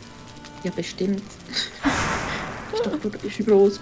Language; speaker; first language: German; native; German